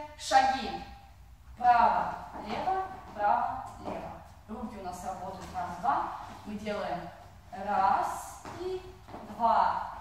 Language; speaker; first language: Russian; non-native, fluent; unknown